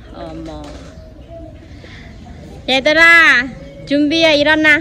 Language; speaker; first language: Korean; non-native, learner; Khmer